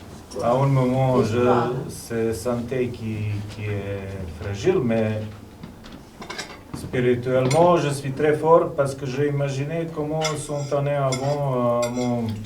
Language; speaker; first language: French; non-native, local second language; Serbian